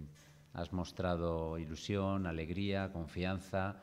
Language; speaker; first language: Spanish; native; Spanish